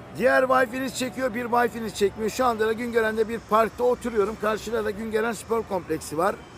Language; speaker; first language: Turkish; native; Turkish